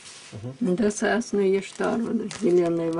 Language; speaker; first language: German; early bilingual, heritage; German